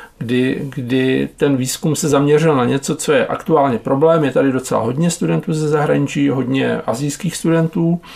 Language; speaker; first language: Czech; native; Czech